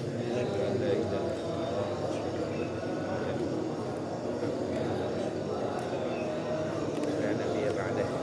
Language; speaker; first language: Arabic; non-native, fluent; Indonesian